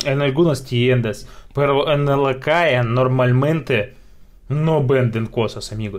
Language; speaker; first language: Spanish; non-native, fluent; Russian